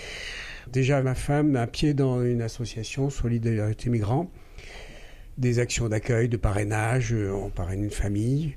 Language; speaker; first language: French; native; French